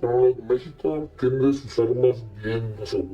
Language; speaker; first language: Spanish; native; Spanish